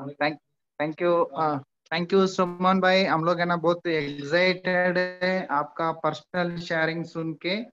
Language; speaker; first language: Hindi; non-native, fluent; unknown